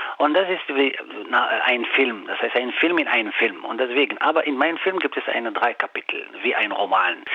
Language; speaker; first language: German; non-native, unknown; Arabic